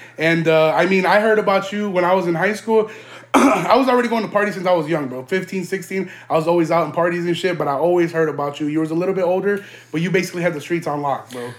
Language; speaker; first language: English; early bilingual, other home language; Spanish